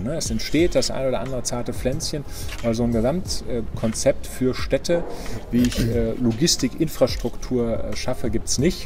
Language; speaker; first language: German; native; German